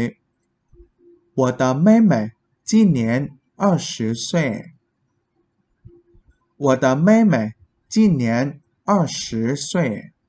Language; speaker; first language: Chinese; non-native, fluent; Vietnamese